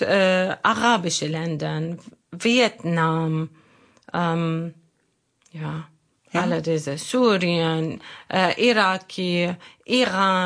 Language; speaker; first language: German; non-native, learner; Arabic